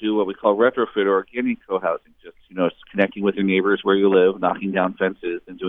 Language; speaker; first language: English; native; English